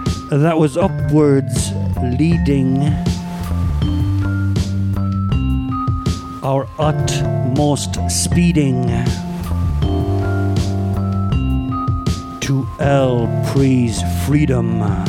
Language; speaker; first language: English; native; English